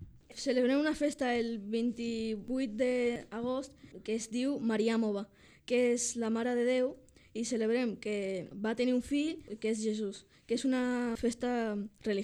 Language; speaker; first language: Catalan; early bilingual, other home language; Georgian